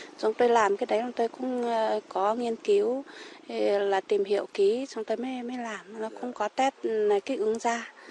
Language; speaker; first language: Vietnamese; non-native, local second language; Iu Mien